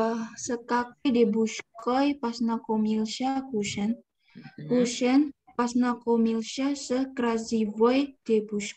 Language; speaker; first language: Russian; non-native, learner; Indonesian